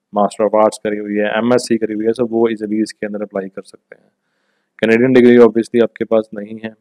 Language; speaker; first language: Hindi; non-native, local second language; Punjabi